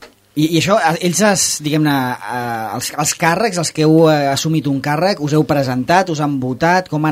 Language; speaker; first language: Catalan; native; Catalan